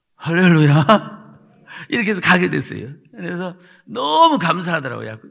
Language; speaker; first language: Korean; native; Korean